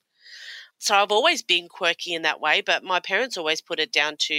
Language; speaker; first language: English; native; English